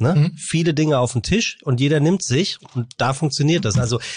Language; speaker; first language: German; native; German